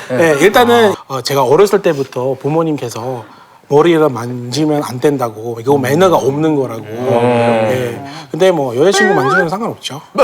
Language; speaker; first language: Korean; non-native, fluent; Indonesian